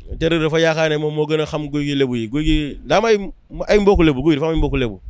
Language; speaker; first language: Wolof; native; Wolof